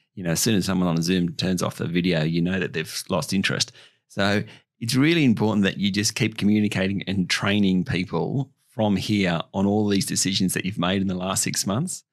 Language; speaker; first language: English; native; English